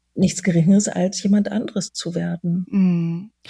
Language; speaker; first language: German; native; German